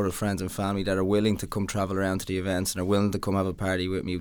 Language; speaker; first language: English; native; English